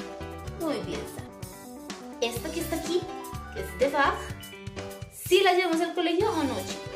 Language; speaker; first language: Spanish; native; Spanish